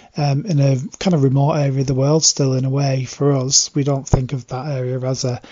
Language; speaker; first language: English; native; English